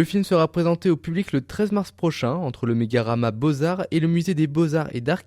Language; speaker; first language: French; native; French